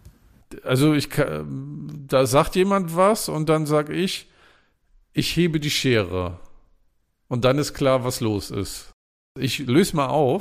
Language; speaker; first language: German; native; German